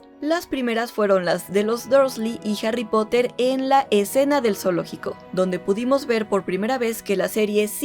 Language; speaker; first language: Spanish; native; Spanish